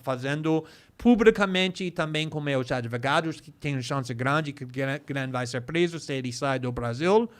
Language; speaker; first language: Portuguese; non-native, fluent; English